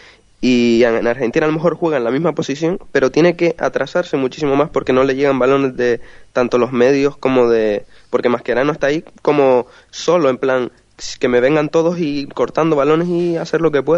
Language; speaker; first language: Spanish; native; Spanish